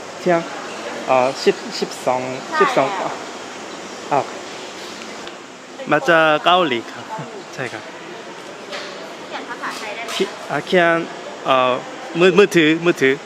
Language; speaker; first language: Thai; non-native, learner; Korean